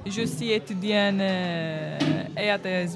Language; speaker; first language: French; non-native, learner; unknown